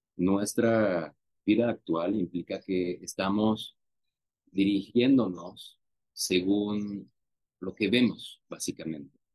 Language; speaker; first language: Spanish; non-native, fluent; French